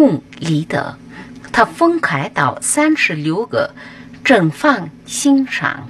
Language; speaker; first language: Chinese; non-native, learner; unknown